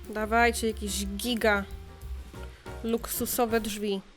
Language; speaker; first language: Polish; native; Polish